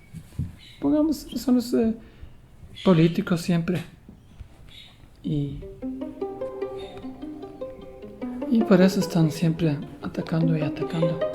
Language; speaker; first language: Spanish; non-native, learner; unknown